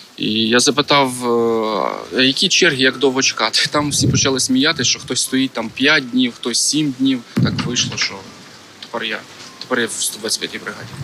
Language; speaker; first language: Ukrainian; non-native, local second language; Russian